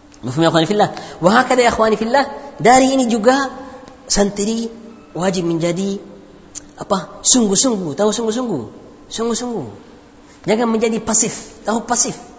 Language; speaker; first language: Indonesian; non-native, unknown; Arabic